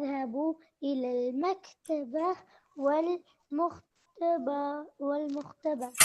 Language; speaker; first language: Arabic; non-native, learner; English